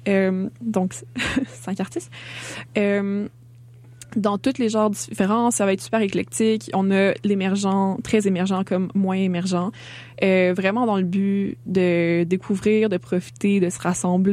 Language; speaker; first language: French; native; French